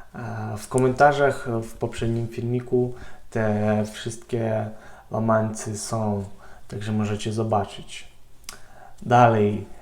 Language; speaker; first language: Polish; non-native, learner; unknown